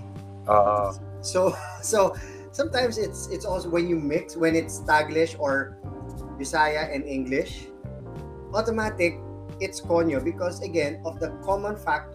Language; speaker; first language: English; non-native, local second language; Filipino